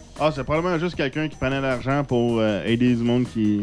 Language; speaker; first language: French; native; French